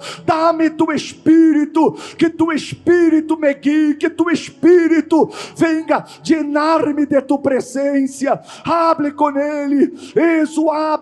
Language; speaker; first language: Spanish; non-native, learner; Portuguese